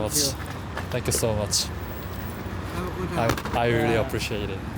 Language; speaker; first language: English; non-native, learner; Korean